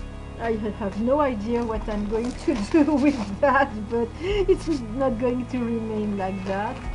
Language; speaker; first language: English; non-native, fluent; French